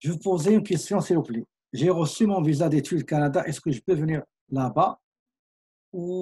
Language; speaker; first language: French; non-native, local second language; Arabic